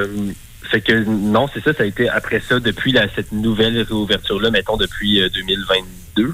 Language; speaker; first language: French; native; French